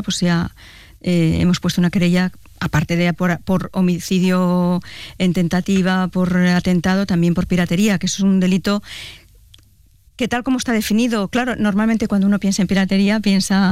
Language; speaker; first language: Spanish; native; Spanish